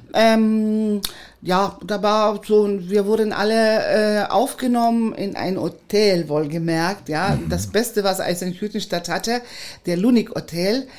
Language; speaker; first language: German; non-native, fluent; Spanish